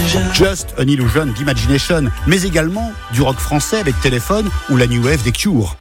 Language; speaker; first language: French; native; French